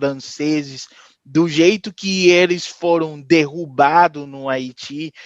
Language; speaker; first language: Portuguese; non-native, fluent; Haitian Creole